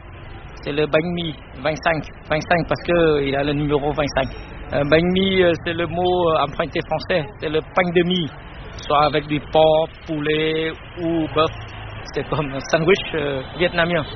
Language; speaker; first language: French; non-native, local second language; Vietnamese